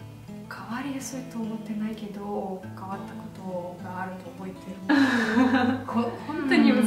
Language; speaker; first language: Japanese; non-native, fluent; Russian